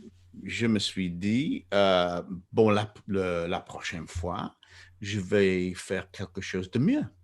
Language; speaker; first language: French; non-native, fluent; English